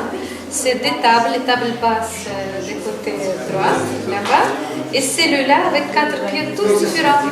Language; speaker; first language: French; non-native, fluent; Russian